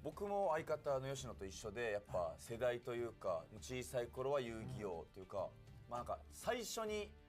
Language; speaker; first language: Japanese; native; Japanese